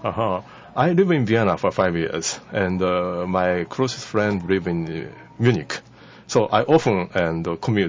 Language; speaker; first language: English; non-native, learner; Japanese